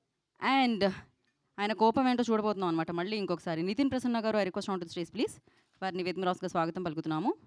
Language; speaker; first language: Telugu; native; Telugu